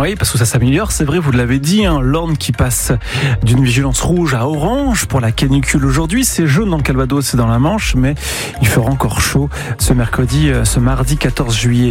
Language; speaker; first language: French; native; French